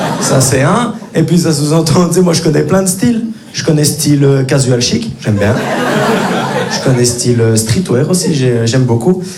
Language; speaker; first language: French; native; French